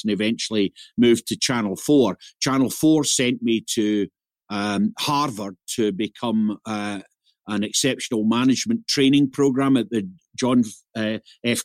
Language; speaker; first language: English; native; English